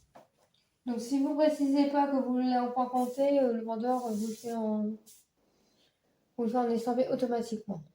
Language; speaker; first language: French; native; French